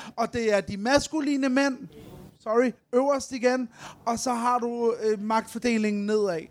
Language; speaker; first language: Danish; early bilingual, other home language; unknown